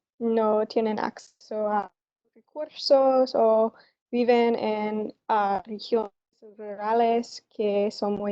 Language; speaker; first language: Spanish; non-native, learner; English